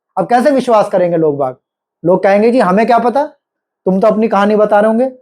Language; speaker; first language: Hindi; native; Hindi